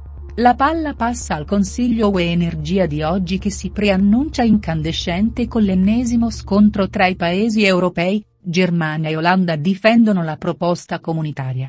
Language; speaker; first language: Italian; native; Italian